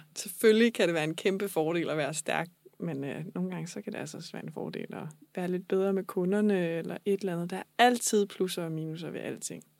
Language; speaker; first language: Danish; native; Danish